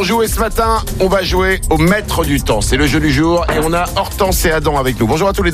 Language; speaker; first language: French; native; French